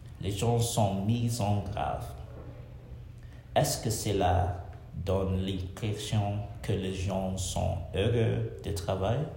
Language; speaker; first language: French; non-native, learner; English